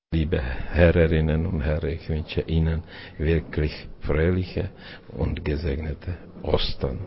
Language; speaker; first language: German; non-native, fluent; Czech